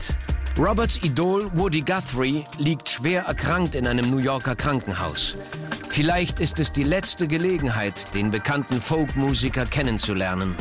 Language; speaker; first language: German; native; German